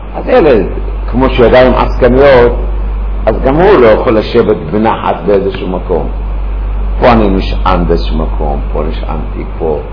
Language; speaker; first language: Hebrew; early bilingual, other home language; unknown